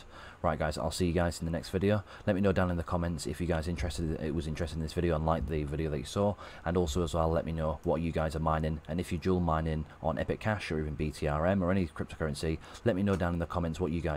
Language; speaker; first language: English; native; English